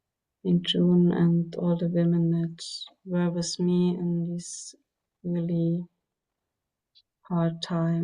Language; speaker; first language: English; non-native, fluent; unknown